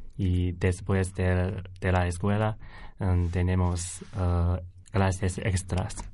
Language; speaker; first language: Spanish; non-native, learner; Chinese